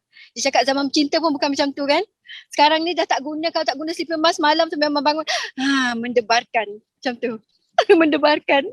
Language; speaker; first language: Malay; native; Malay